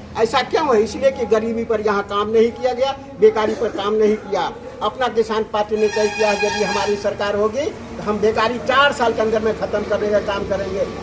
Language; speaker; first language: Hindi; native; Hindi